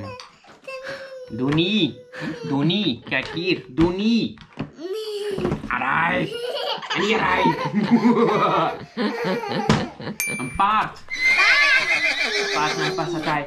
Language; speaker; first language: Thai; non-native, learner; Dutch